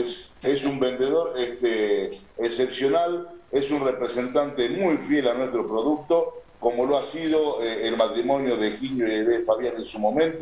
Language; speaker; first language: Spanish; native; Spanish